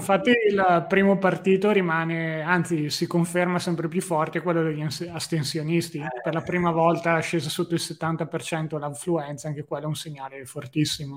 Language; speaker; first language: Italian; native; Italian